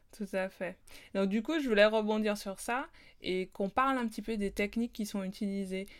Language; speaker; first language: French; native; French